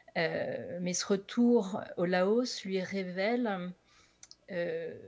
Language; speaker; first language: French; native; French